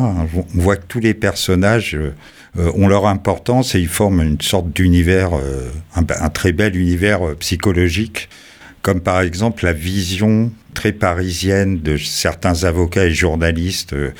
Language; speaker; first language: French; native; French